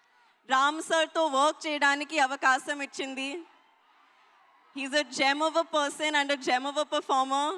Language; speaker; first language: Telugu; non-native, learner; Hindi